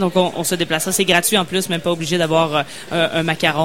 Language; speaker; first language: French; native; French